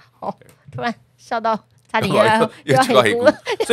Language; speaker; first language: Chinese; native; Chinese